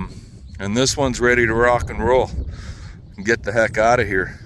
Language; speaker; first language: English; native; English